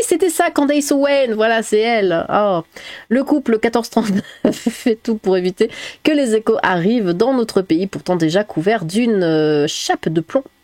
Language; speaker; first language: French; native; French